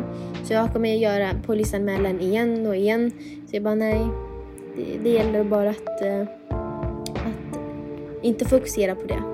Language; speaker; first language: Swedish; non-native, fluent; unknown